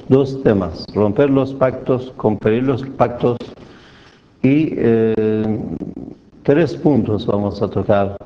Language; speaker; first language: Spanish; non-native, fluent; Persian